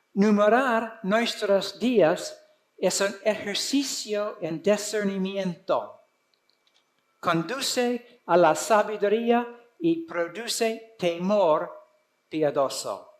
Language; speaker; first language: Spanish; non-native, fluent; English